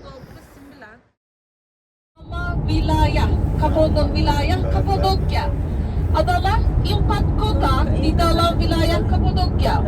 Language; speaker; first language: Indonesian; non-native, learner; Turkish